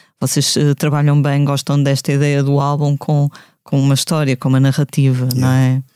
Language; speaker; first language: Portuguese; native; Portuguese